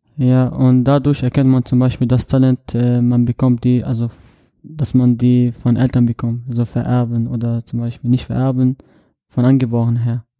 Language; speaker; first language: German; non-native, learner; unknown